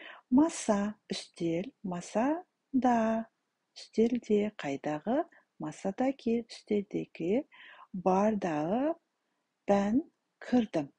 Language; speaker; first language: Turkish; non-native, fluent; Kazakh